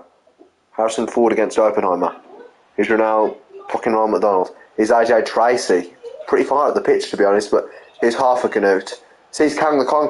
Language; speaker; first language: English; native; English